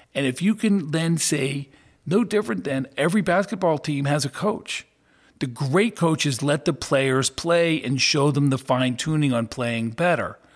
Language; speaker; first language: English; native; English